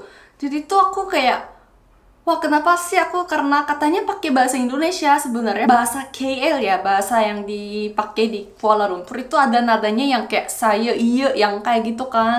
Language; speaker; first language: Indonesian; non-native, fluent; Korean